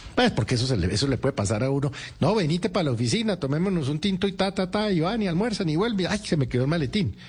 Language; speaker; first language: Spanish; native; Spanish